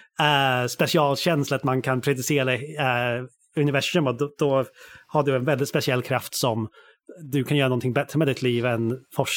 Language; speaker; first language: Swedish; non-native, fluent; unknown